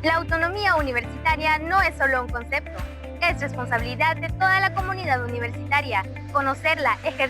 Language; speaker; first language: Spanish; native; Spanish